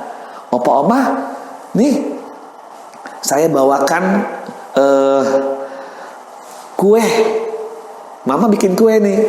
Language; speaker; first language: Indonesian; native; Indonesian